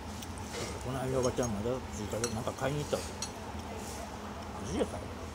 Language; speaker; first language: Japanese; native; Japanese